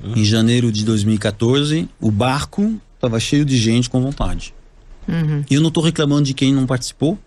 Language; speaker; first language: Portuguese; non-native, fluent; French